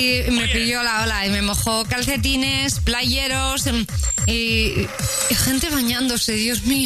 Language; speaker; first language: Spanish; native; Spanish